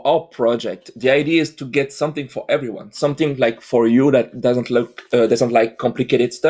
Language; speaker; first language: English; non-native, fluent; French